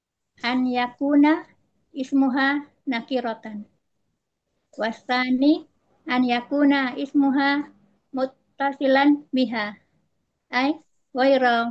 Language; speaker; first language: Arabic; non-native, learner; Indonesian